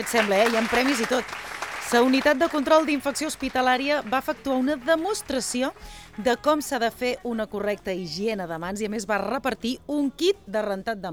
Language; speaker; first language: Catalan; native; Catalan